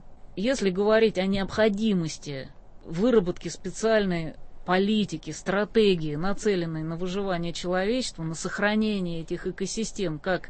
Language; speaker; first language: Russian; native; Russian